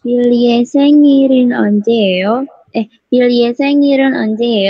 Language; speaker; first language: Korean; non-native, learner; Indonesian